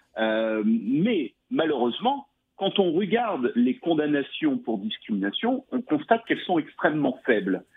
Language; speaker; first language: French; native; French